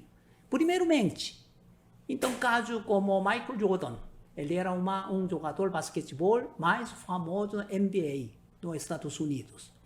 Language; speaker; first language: Portuguese; non-native, learner; Korean